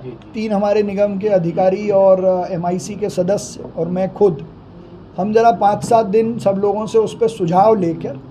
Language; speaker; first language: Hindi; native; Hindi